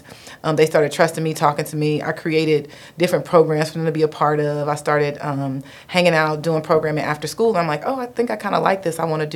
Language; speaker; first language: English; native; English